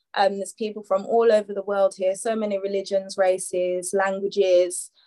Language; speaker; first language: English; native; English